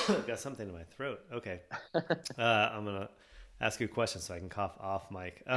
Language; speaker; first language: English; native; English